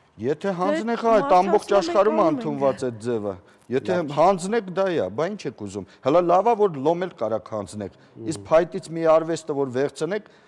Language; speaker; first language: Armenian; native; Armenian